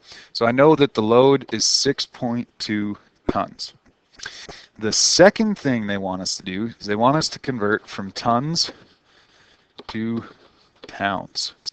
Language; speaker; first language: English; native; English